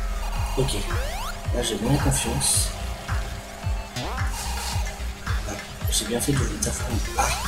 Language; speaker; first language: French; native; French